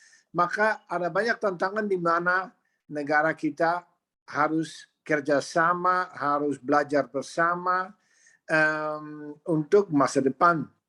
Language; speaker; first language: Indonesian; non-native, fluent; Dutch